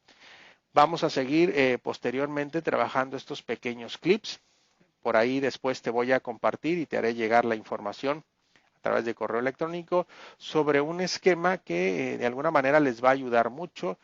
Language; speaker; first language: Spanish; native; Spanish